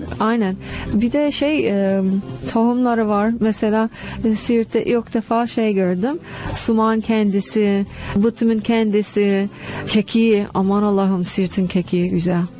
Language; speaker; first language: Turkish; non-native, fluent; English